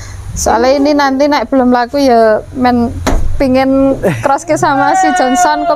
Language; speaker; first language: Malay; non-native, local second language; Javanese